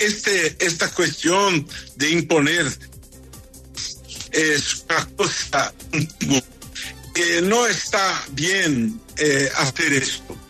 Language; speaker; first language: Spanish; non-native, fluent; Portuguese